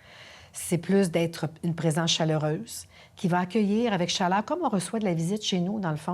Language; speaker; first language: French; native; French